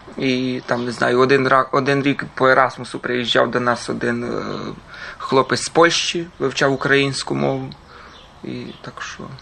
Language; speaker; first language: Ukrainian; early bilingual, heritage; Croatian